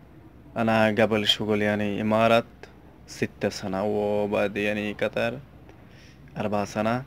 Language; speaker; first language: Arabic; non-native, learner; Bangla